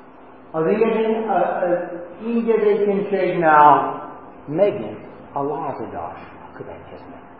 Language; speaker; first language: Hungarian; non-native, fluent; English